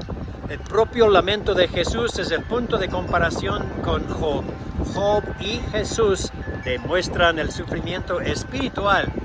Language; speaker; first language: Spanish; non-native, fluent; English